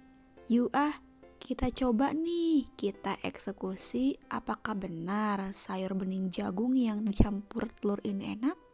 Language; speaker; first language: Indonesian; native; Indonesian